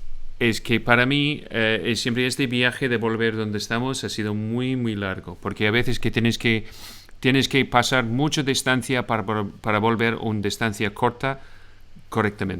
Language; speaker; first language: Spanish; non-native, fluent; English